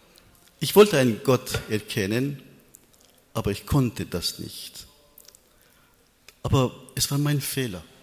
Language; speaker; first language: German; non-native, learner; Persian